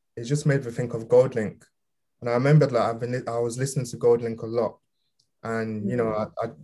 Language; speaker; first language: English; early bilingual, other home language; Yoruba